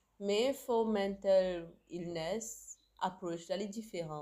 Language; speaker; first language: French; non-native, local second language; Morisyen